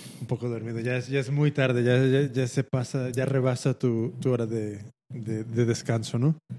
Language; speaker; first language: Spanish; early bilingual, heritage; Spanish